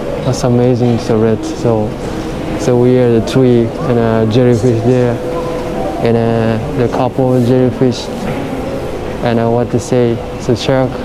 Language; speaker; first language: English; non-native, learner; Japanese